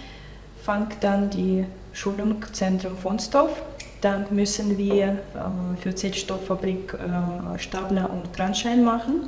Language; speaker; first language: German; non-native, local second language; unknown